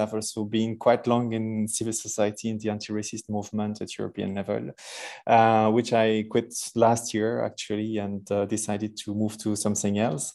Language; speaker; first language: English; non-native, fluent; French